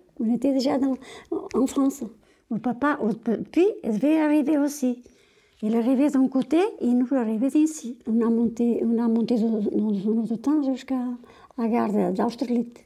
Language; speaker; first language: French; non-native, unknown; Portuguese